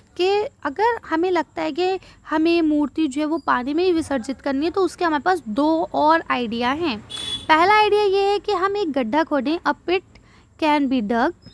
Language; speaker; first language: Hindi; native; Hindi